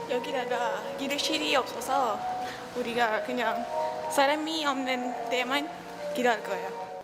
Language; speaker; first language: Korean; non-native, fluent; Malay